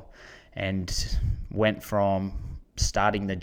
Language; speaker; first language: English; native; English